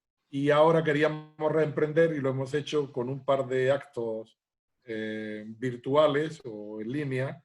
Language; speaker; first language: Spanish; native; Spanish